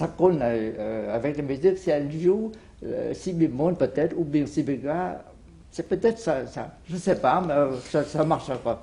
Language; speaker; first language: French; non-native, fluent; Vietnamese